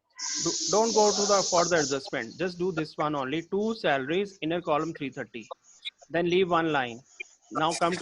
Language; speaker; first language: English; non-native, local second language; Hindi